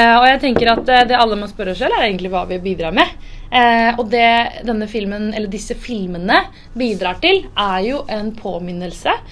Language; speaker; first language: Norwegian; early bilingual, other home language; Tamil